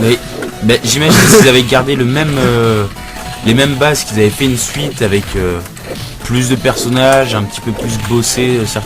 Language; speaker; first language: French; native; French